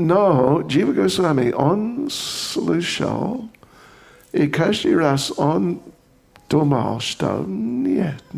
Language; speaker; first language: Russian; non-native, fluent; English